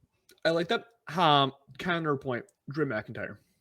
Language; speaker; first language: English; native; English